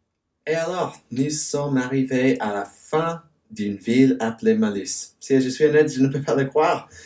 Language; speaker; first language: French; non-native, fluent; English